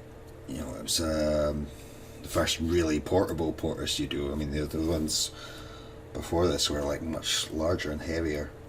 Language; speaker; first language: English; native; English